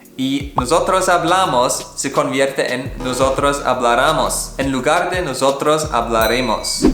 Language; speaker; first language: Spanish; non-native, fluent; German